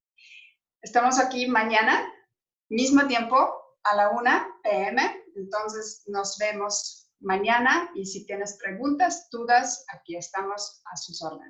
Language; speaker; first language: Spanish; non-native, fluent; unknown